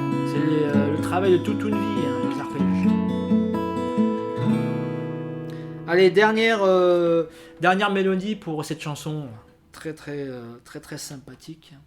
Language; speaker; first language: French; native; French